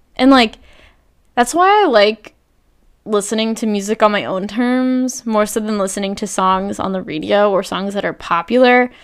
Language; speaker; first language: English; native; English